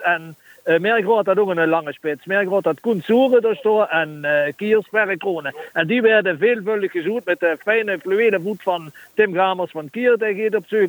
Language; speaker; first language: Dutch; native; Dutch